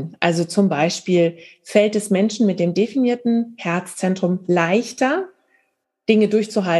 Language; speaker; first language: German; native; German